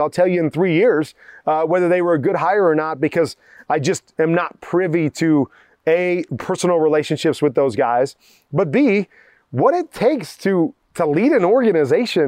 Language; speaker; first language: English; native; English